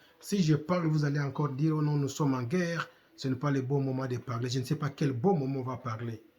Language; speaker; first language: French; non-native, local second language; Lingala